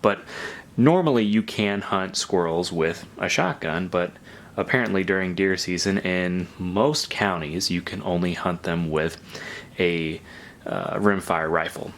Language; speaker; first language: English; native; English